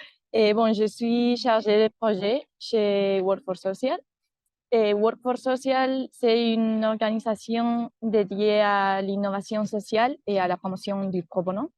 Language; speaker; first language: French; non-native, fluent; Spanish